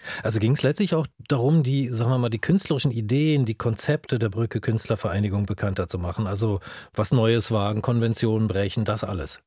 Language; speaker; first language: German; native; German